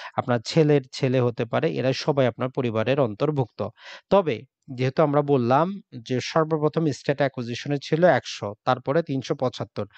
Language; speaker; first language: Bangla; native; Bangla